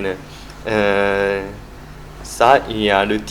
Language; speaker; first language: French; non-native, learner; Japanese